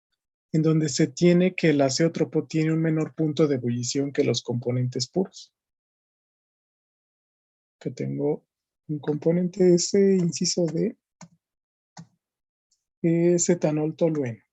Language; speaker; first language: Spanish; native; Spanish